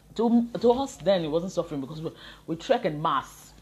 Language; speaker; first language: English; non-native, local second language; Yoruba